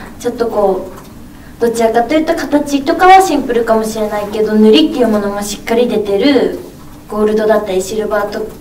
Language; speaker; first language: Japanese; native; Japanese